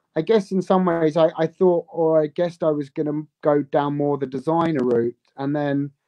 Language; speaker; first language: English; native; English